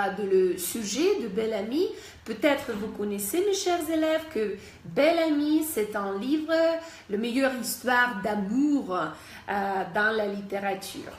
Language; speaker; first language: French; non-native, fluent; Russian